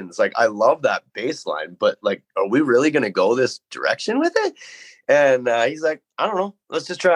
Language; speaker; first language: English; native; English